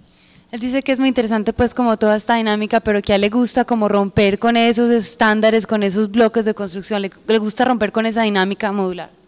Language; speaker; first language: Spanish; native; Spanish